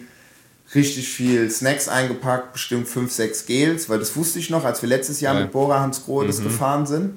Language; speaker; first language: German; native; German